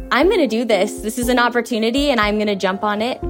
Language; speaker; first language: English; native; English